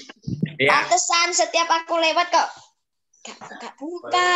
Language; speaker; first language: Malay; native; Malay